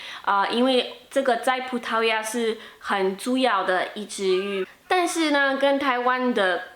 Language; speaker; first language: Chinese; non-native, fluent; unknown